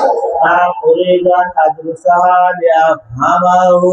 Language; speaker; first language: Arabic; non-native, fluent; Bangla